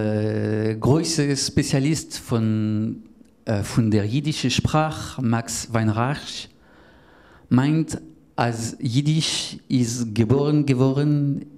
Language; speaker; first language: German; non-native, learner; French